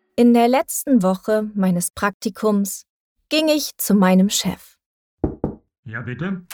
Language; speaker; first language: German; native; German